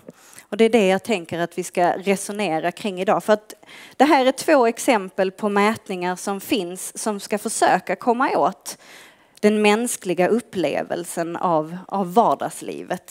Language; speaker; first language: Swedish; native; Swedish